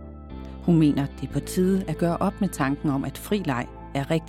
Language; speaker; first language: Danish; native; Danish